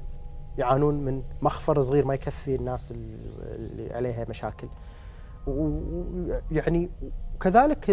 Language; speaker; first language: Arabic; native; Arabic